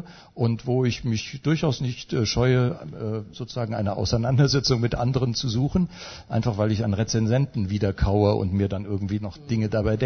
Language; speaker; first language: German; native; German